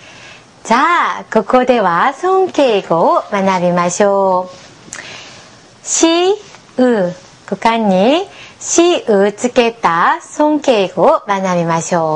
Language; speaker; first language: Japanese; non-native, fluent; Korean